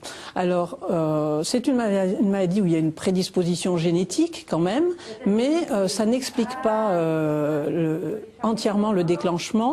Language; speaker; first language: French; native; French